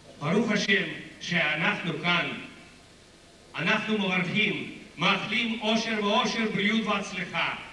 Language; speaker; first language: Hebrew; non-native, learner; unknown